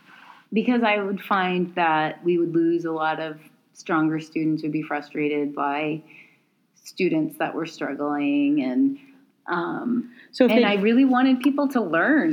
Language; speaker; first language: English; native; English